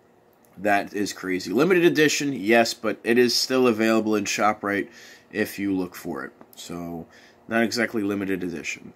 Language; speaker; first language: English; native; English